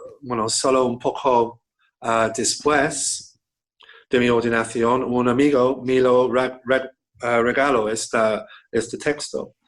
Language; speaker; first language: Spanish; non-native, fluent; English